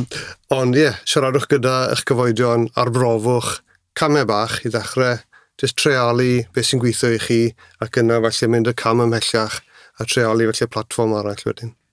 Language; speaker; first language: Welsh; native; Welsh